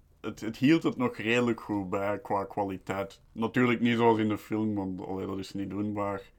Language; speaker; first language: Dutch; native; Dutch